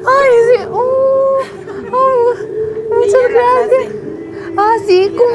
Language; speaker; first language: Spanish; non-native, learner; Korean